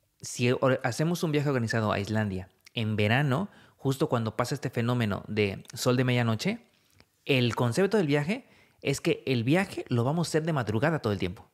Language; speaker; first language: Spanish; native; Spanish